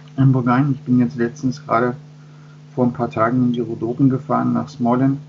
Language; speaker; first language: German; native; German